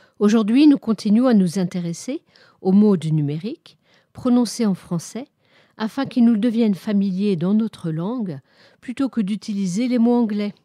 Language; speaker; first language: French; native; French